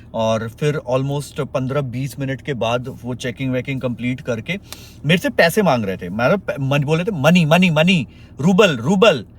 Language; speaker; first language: Hindi; native; Hindi